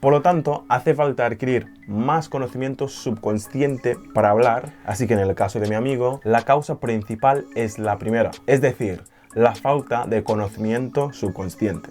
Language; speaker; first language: Spanish; non-native, fluent; English